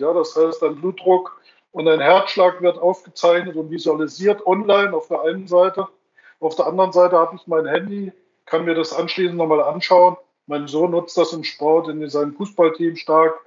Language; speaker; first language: German; native; German